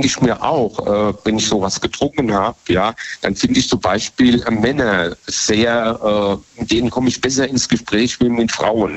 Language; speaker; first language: German; native; German